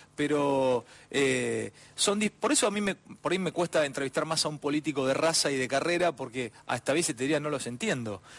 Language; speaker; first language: Spanish; native; Spanish